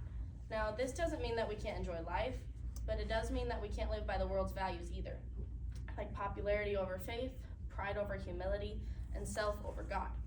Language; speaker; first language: English; native; English